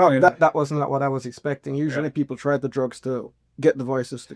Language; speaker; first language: English; native; English